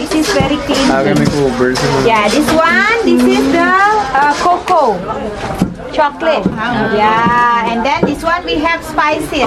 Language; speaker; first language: English; non-native, fluent; Indonesian